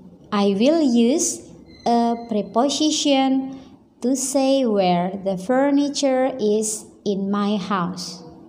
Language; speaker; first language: English; non-native, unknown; Indonesian